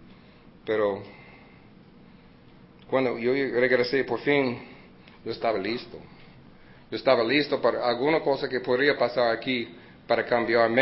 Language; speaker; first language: Spanish; early bilingual, heritage; Spanish